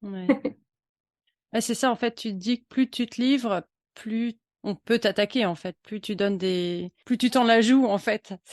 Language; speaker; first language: French; native; French